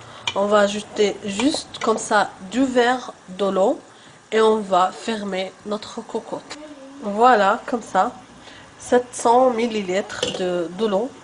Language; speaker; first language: French; non-native, local second language; Arabic